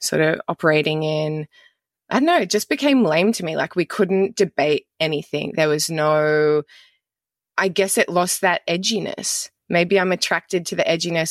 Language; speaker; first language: English; native; English